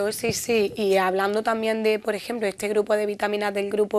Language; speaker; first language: Spanish; native; Spanish